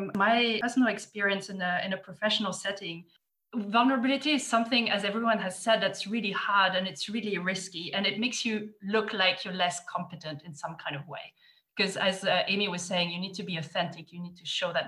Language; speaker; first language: English; non-native, fluent; German